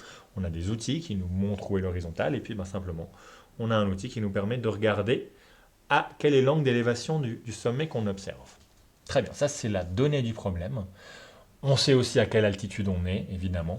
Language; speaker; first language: French; native; French